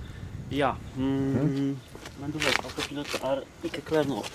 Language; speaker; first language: Swedish; non-native, learner; Polish